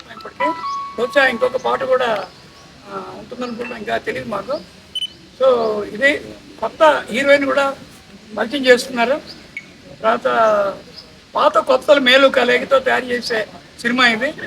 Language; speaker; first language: Telugu; native; Telugu